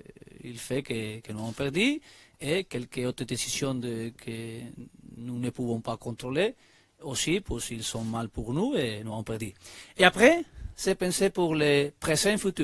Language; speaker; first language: French; non-native, learner; Spanish